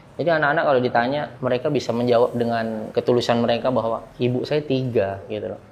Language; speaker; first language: Indonesian; early bilingual, heritage; Indonesian